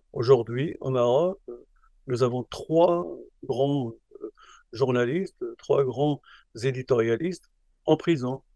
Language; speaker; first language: French; non-native, local second language; Arabic